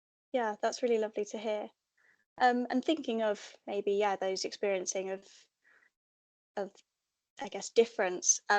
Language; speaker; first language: English; native; English